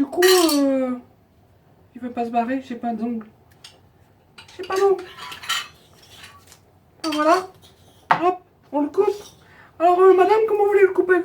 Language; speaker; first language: French; native; French